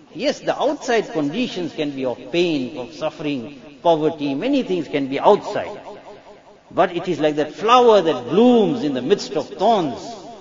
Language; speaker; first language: English; native; English